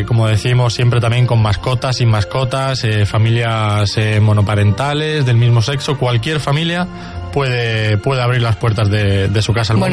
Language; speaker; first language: Spanish; native; Spanish